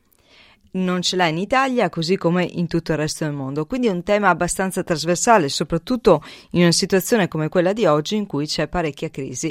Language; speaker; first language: Italian; native; Italian